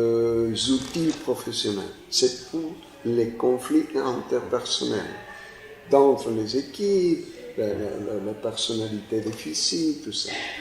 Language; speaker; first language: French; non-native, fluent; Spanish